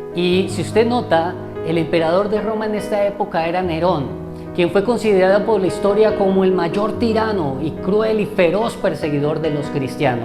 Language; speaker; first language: Spanish; native; Spanish